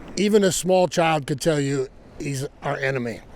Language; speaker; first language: English; native; English